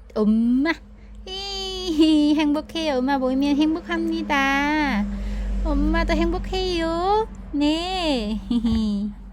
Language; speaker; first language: Korean; non-native, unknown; Vietnamese